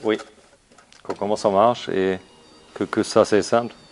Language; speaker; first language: French; non-native, learner; German